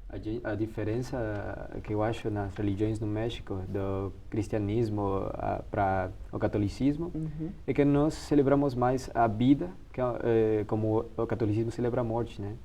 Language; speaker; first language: Portuguese; non-native, fluent; Spanish